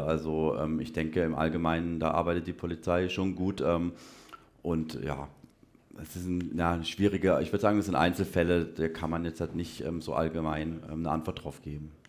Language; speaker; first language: German; native; German